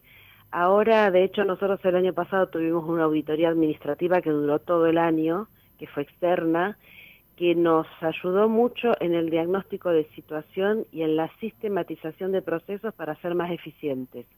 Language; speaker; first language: Spanish; native; Spanish